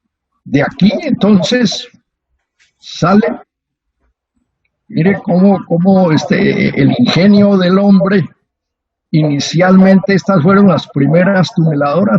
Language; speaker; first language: Spanish; native; Spanish